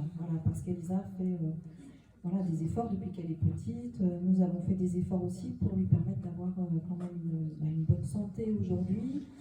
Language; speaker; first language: French; native; French